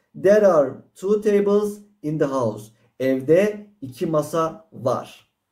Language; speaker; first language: English; non-native, fluent; Turkish